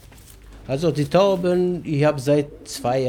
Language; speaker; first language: German; non-native, learner; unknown